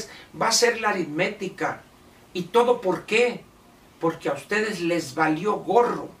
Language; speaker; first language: Spanish; native; Spanish